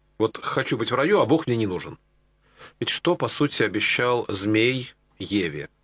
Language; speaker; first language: Russian; native; Russian